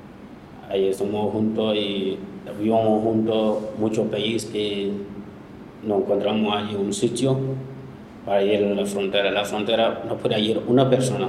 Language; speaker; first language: Spanish; non-native, learner; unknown